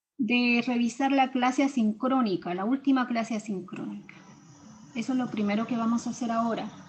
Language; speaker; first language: Spanish; native; Spanish